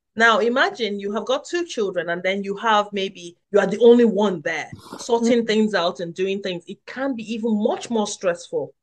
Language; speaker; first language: English; non-native, local second language; Yoruba